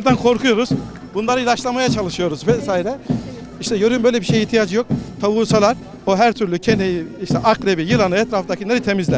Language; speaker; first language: Turkish; native; Turkish